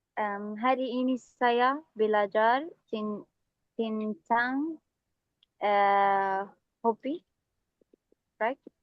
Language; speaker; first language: Indonesian; non-native, learner; Arabic